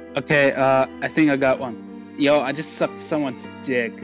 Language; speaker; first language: English; non-native, fluent; German